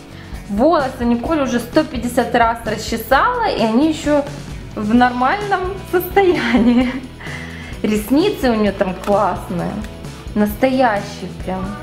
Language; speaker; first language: Russian; native; Russian